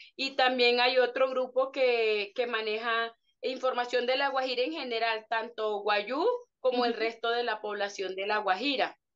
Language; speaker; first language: Spanish; native; Spanish